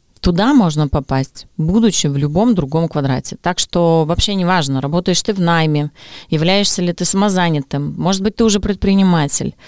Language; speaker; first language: Russian; native; Russian